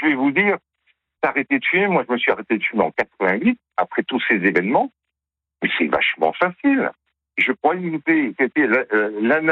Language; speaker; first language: French; native; French